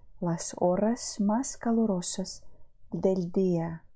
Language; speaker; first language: Spanish; non-native, fluent; Ukrainian